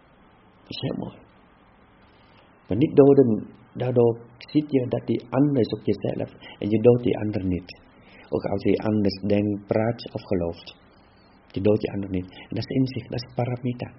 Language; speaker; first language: Dutch; non-native, fluent; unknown